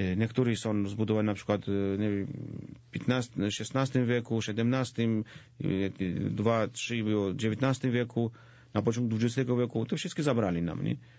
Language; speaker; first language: Polish; non-native, fluent; Georgian